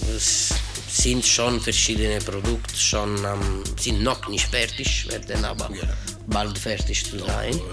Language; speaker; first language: German; non-native, learner; Italian